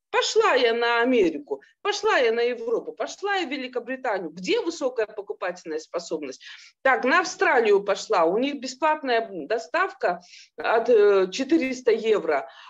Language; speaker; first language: Russian; native; Russian